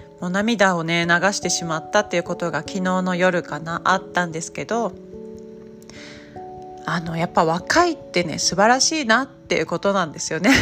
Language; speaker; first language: Japanese; native; Japanese